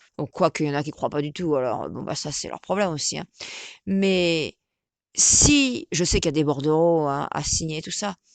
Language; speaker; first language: French; native; French